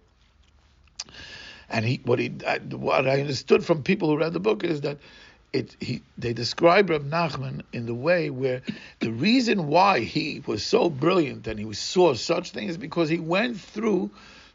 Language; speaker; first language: English; non-native, fluent; Portuguese